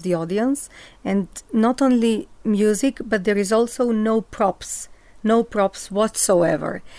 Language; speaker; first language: English; non-native, fluent; Macedonian